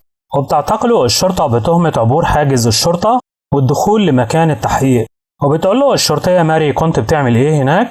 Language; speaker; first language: Arabic; native; Arabic